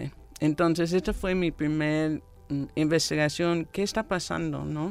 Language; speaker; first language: Spanish; non-native, fluent; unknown